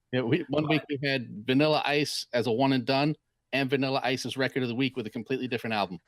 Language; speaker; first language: English; native; English